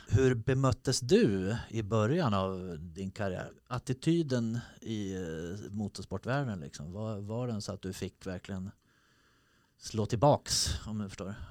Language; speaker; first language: Swedish; native; Swedish